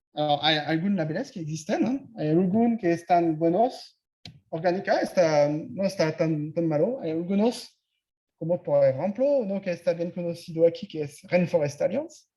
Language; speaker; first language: Spanish; non-native, fluent; French